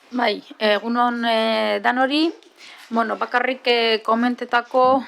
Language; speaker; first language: Basque; native; Basque